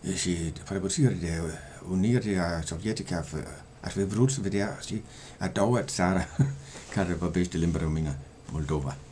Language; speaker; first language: Romanian; non-native, fluent; Danish